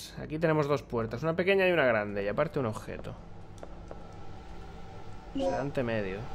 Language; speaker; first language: Spanish; native; Spanish